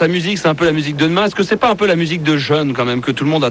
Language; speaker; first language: French; native; French